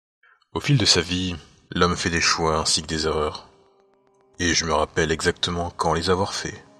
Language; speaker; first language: French; native; French